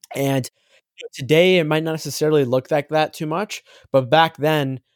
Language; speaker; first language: English; native; English